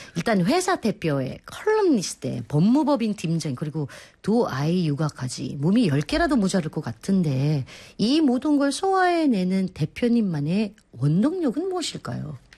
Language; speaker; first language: Korean; non-native, fluent; Filipino